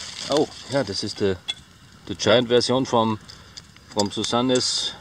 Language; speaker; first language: English; non-native, fluent; German